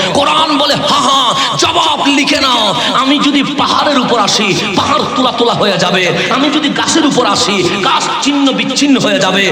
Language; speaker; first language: Bangla; non-native, local second language; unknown